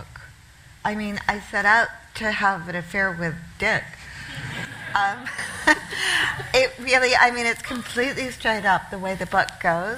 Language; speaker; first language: English; native; English